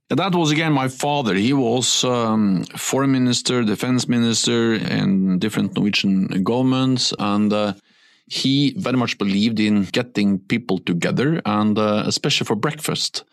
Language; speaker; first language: English; non-native, fluent; Norwegian